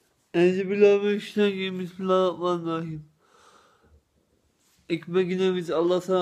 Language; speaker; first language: German; non-native, learner; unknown